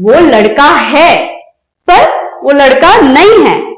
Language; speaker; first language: Hindi; non-native, local second language; Telugu